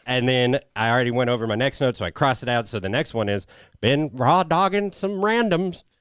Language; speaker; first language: English; native; English